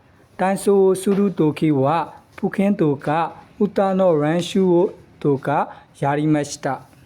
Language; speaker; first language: Japanese; non-native, learner; Burmese